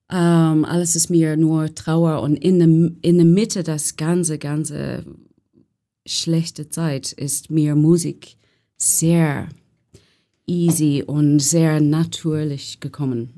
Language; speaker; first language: German; non-native, fluent; English